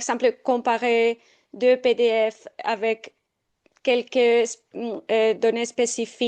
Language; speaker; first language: French; non-native, fluent; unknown